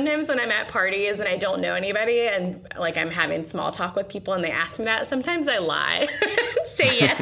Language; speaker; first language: English; native; English